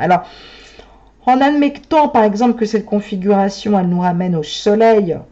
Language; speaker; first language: French; native; French